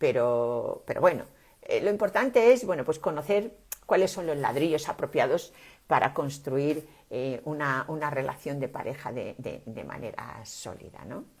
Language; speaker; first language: Spanish; native; Spanish